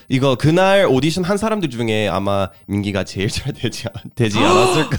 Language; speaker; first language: Korean; early bilingual, heritage; Korean